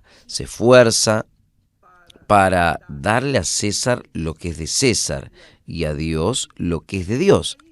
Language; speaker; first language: Spanish; non-native, fluent; Portuguese